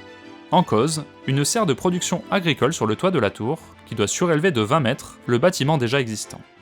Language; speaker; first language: French; native; French